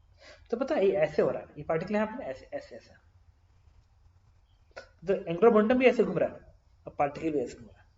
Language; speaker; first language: Hindi; native; Hindi